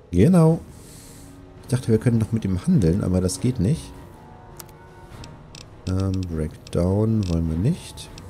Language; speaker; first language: German; native; German